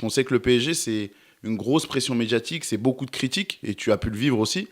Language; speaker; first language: French; native; French